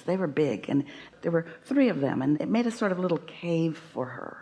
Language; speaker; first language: English; native; English